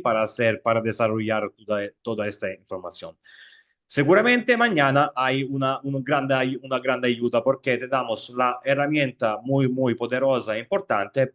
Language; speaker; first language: Spanish; non-native, fluent; Italian